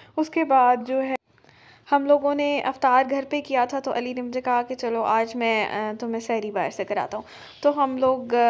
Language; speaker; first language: Urdu; native; Urdu